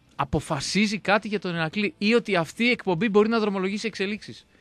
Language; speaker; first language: Greek; native; Greek